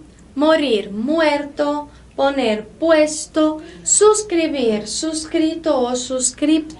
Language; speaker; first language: Spanish; non-native, fluent; Portuguese